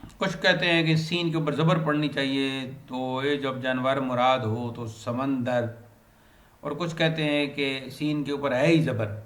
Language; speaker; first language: Urdu; non-native, local second language; Punjabi